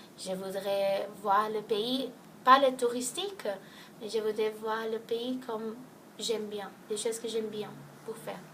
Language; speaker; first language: French; non-native, learner; Portuguese